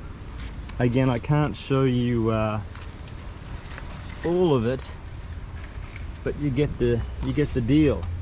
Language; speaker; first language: English; native; English